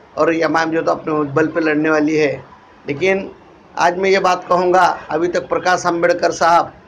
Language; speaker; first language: Hindi; non-native, local second language; Marathi